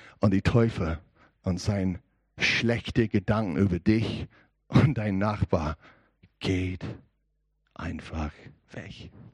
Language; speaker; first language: German; non-native, learner; English